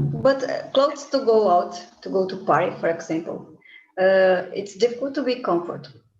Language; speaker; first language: English; non-native, learner; Portuguese